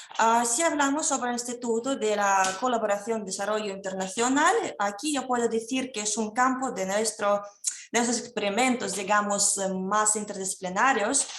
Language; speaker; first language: Spanish; non-native, fluent; Russian